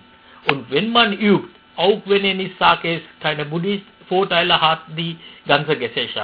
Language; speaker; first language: German; non-native, fluent; Sinhala